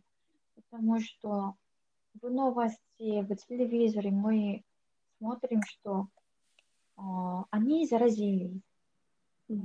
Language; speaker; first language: Russian; non-native, learner; Korean